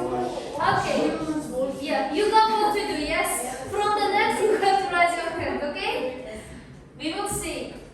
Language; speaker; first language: English; non-native, fluent; Uzbek